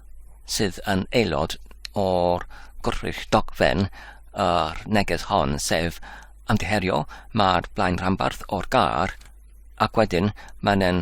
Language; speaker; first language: Welsh; non-native, learner; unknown